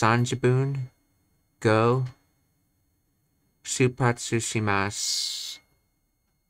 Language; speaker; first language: Japanese; non-native, learner; English